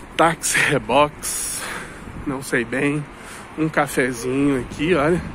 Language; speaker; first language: Portuguese; native; Portuguese